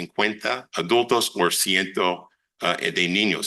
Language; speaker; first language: Spanish; non-native, fluent; English